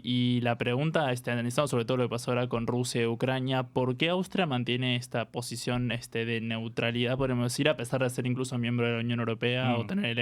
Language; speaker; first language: Spanish; native; Spanish